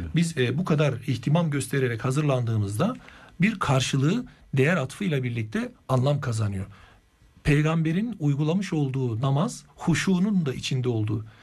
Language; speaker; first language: Turkish; native; Turkish